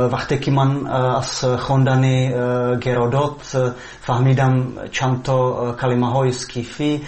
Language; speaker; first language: Persian; non-native, fluent; Czech